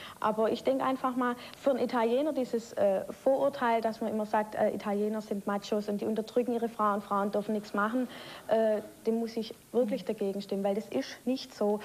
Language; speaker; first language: German; native; German